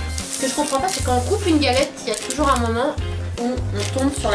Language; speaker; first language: French; native; French